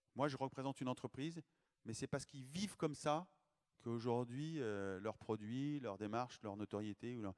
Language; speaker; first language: French; native; French